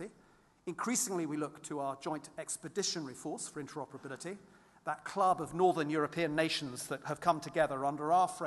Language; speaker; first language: English; native; English